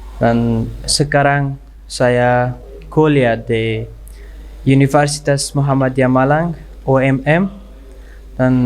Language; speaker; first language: Indonesian; non-native, learner; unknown